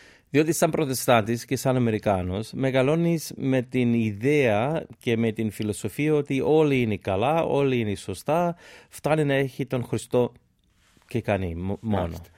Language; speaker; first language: Greek; non-native, fluent; English